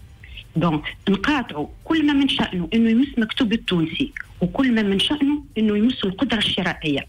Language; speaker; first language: Arabic; native; Arabic